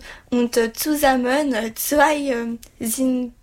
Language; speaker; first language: German; non-native, learner; French